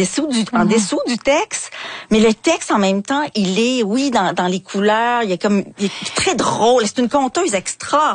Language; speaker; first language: French; native; French